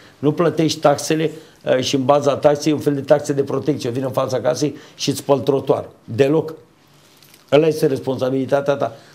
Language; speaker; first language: Romanian; native; Romanian